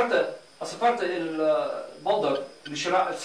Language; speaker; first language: Arabic; non-native, learner; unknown